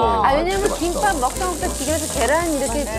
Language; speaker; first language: Korean; native; Korean